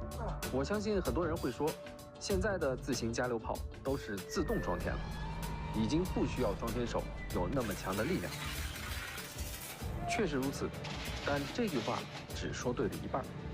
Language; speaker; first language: Chinese; native; Chinese